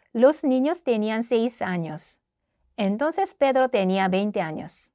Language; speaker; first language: Spanish; non-native, fluent; Korean